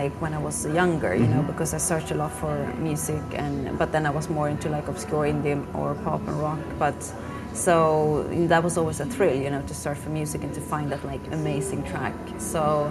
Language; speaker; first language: English; non-native, fluent; Swedish